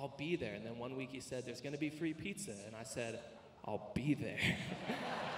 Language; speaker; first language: English; native; English